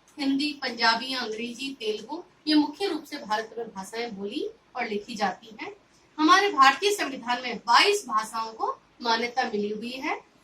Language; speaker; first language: Hindi; native; Hindi